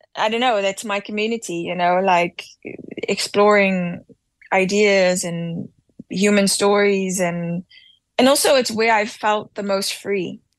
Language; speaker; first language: English; native; English